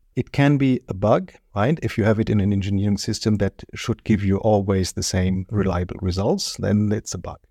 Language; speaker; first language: English; non-native, fluent; German